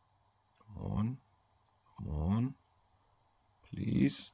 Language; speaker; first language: English; non-native, learner; German